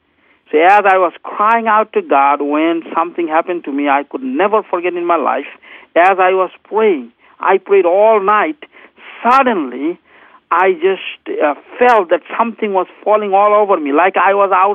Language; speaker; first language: English; non-native, local second language; Bangla